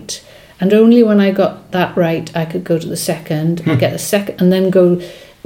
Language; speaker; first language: English; non-native, local second language; Welsh